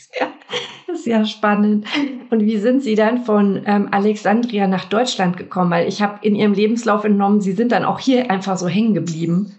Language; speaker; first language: German; native; German